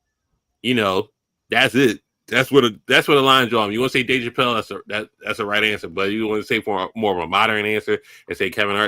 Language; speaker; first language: English; native; English